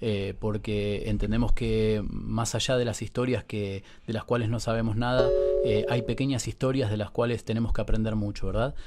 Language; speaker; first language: Spanish; native; Spanish